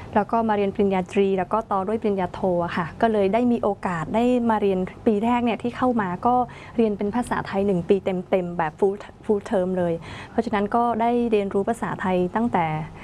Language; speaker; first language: Thai; non-native, fluent; Khmer